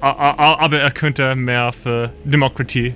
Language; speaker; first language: German; non-native, learner; English